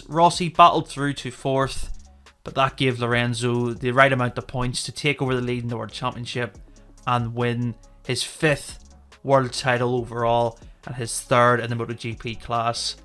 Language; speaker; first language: English; native; English